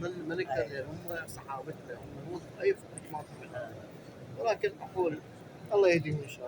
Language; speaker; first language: Arabic; native; Arabic